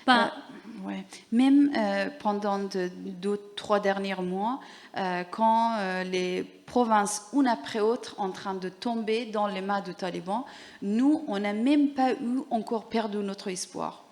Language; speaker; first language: French; non-native, learner; Persian